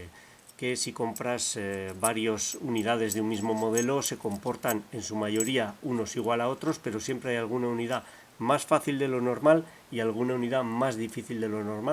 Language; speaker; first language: Spanish; native; Spanish